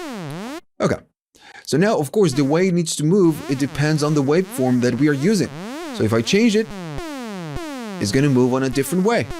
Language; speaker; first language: English; non-native, fluent; Spanish